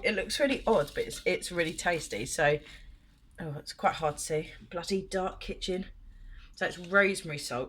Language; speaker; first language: English; native; English